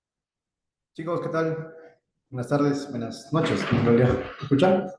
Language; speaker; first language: Spanish; native; Spanish